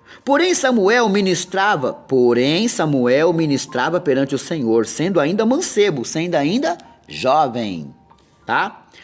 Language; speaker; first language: Portuguese; native; Portuguese